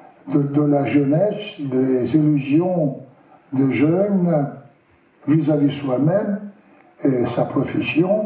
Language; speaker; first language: French; non-native, learner; Russian